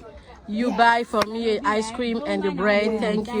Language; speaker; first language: English; non-native, fluent; French